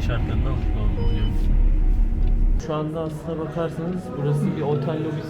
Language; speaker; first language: Turkish; native; Turkish